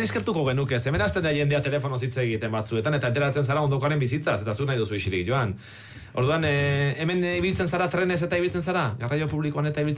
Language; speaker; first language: Basque; native; Basque